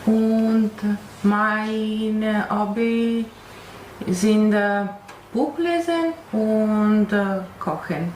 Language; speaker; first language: German; non-native, learner; Italian